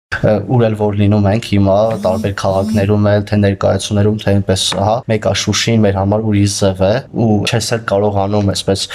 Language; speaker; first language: Armenian; native; Armenian